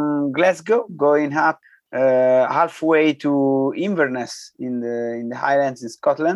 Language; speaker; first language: English; non-native, fluent; Italian